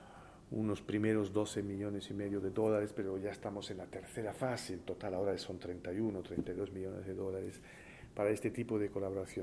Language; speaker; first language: Spanish; early bilingual, heritage; Spanish